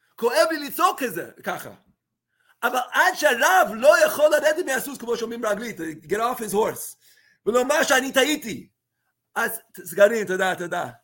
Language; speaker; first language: Hebrew; non-native, fluent; English